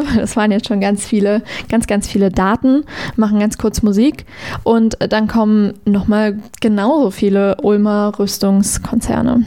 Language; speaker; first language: German; native; German